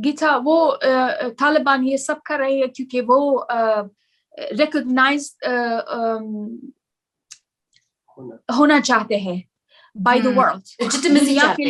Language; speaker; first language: Hindi; non-native, learner; Persian